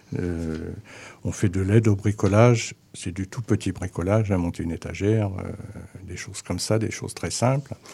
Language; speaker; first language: French; native; French